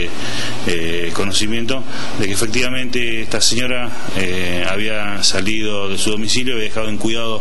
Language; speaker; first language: Spanish; native; Spanish